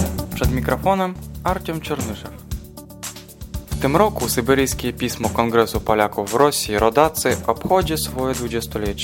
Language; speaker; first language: Polish; non-native, fluent; Russian